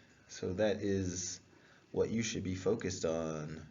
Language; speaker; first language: English; native; English